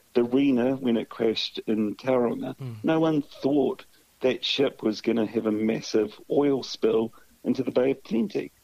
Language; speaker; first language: English; native; English